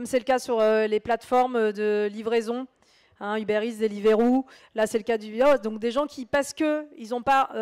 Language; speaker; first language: French; native; French